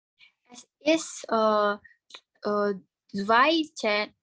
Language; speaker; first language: German; non-native, learner; Indonesian